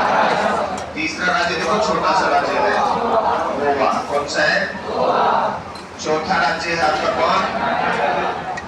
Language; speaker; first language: Hindi; native; Hindi